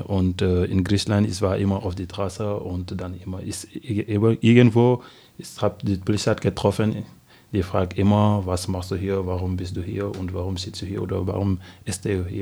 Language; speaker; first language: German; non-native, learner; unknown